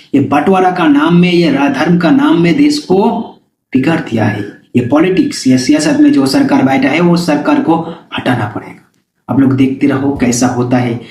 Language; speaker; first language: Hindi; non-native, local second language; Bangla